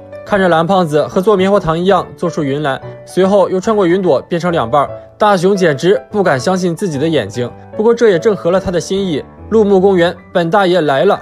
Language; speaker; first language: Chinese; native; Chinese